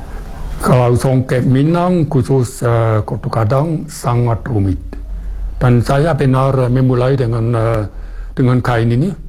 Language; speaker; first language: Indonesian; non-native, fluent; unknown